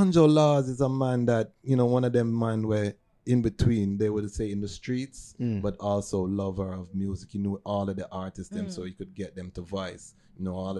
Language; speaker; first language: English; native; English